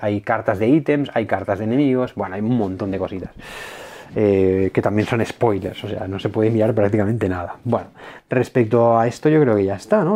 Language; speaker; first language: Spanish; native; Spanish